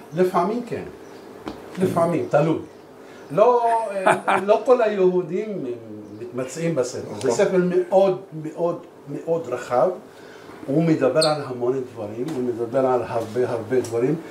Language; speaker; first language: Hebrew; non-native, local second language; Arabic